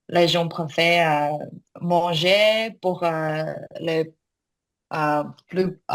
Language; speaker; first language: French; non-native, learner; Korean